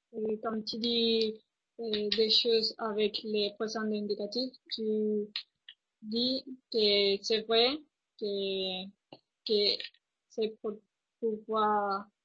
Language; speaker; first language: French; non-native, learner; Spanish